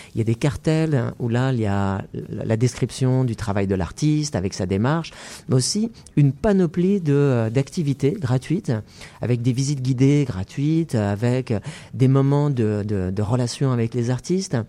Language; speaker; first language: French; native; French